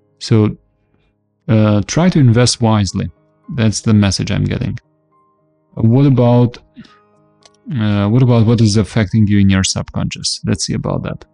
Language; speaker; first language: English; non-native, fluent; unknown